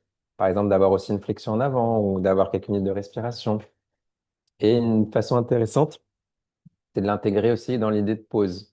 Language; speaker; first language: French; native; French